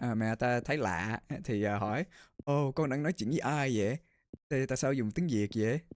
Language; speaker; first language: Vietnamese; early bilingual, heritage; Vietnamese